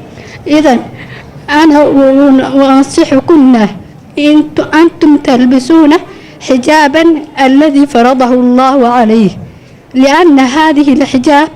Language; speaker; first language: Arabic; non-native, learner; Somali